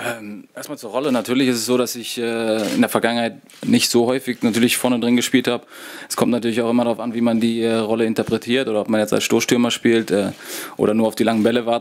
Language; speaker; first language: German; native; German